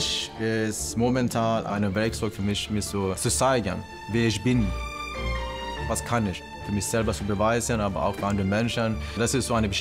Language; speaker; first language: German; non-native, learner; Swedish